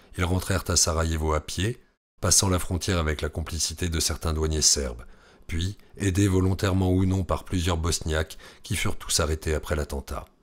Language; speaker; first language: French; native; French